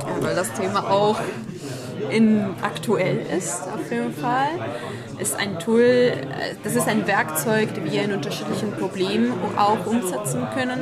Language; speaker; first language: German; non-native, fluent; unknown